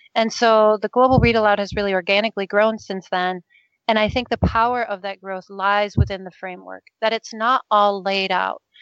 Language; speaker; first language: English; non-native, fluent; Danish